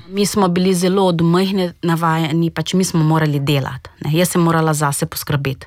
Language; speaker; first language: Slovenian; non-native, fluent; Portuguese